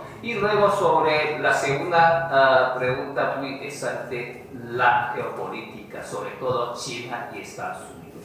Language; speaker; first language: Spanish; non-native, fluent; Chinese